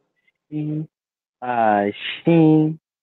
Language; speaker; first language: Chinese; non-native, learner; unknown